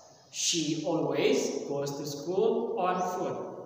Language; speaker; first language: English; non-native, fluent; Indonesian